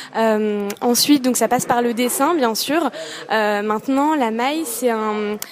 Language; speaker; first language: French; native; French